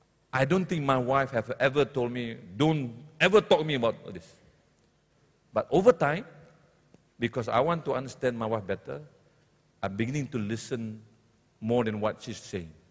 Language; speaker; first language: English; non-native, local second language; Malay